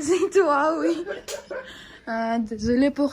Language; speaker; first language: French; non-native, fluent; Russian